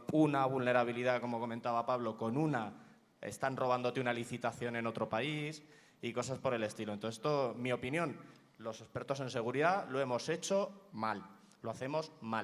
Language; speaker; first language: Spanish; native; Spanish